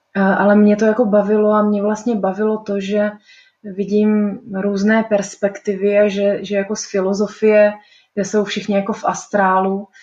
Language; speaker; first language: Czech; native; Czech